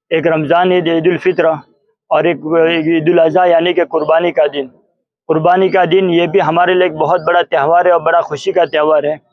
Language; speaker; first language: Urdu; non-native, local second language; Gujarati